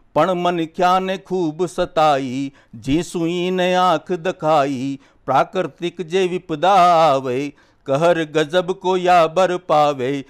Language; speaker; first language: Hindi; native; Hindi